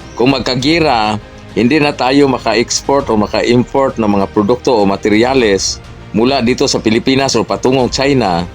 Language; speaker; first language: Filipino; non-native, local second language; Cebuano